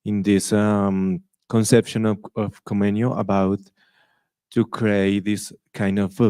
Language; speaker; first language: English; non-native, fluent; Spanish